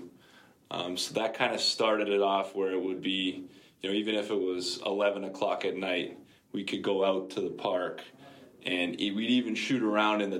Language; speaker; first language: English; native; English